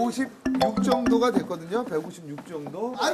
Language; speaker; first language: Korean; native; Korean